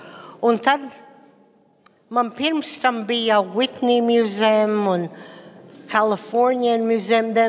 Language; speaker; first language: Latvian; early bilingual, heritage; Latvian